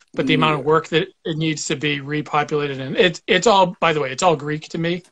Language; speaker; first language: English; native; English